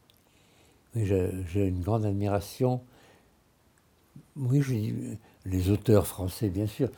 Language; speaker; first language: French; early bilingual, other home language; Russian